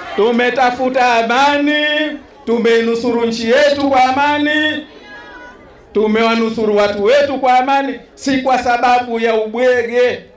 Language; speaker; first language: Swahili; native; Swahili